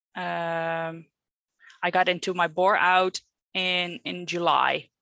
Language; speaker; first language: English; non-native, fluent; Dutch